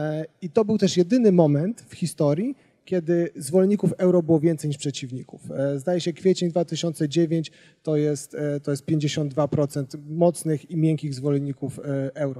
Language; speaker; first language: Polish; native; Polish